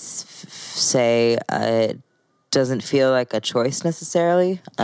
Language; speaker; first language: English; native; English